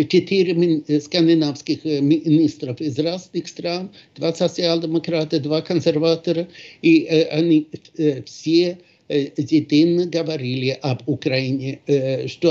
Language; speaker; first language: Russian; non-native, fluent; Swedish